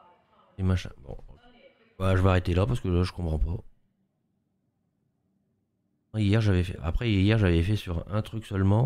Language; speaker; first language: French; native; French